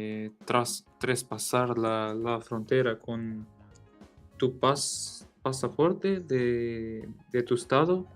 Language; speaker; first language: Spanish; non-native, learner; Portuguese